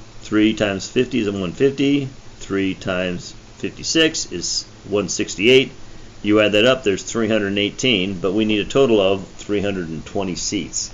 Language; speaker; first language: English; native; English